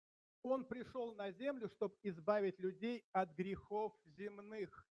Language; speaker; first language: Czech; non-native, learner; Russian